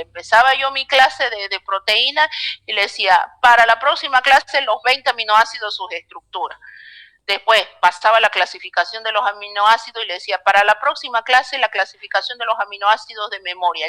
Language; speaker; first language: Spanish; native; Spanish